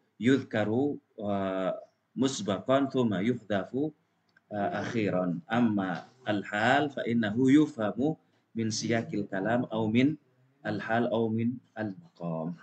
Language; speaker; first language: Arabic; non-native, fluent; Indonesian